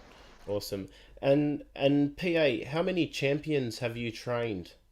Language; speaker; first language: English; native; English